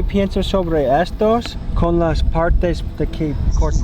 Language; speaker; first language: Spanish; non-native, learner; English